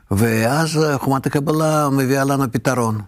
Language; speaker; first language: Hebrew; non-native, fluent; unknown